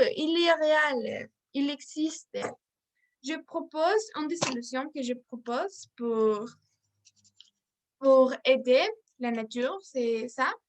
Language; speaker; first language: French; non-native, learner; Spanish